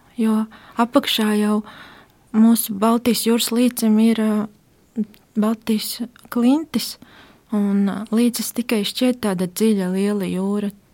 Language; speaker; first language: Latvian; native; Latvian